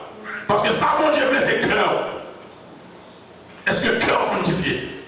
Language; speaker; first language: French; non-native, local second language; Haitian Creole